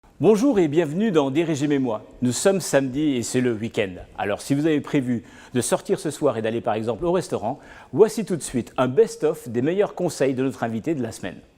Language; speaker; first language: French; native; French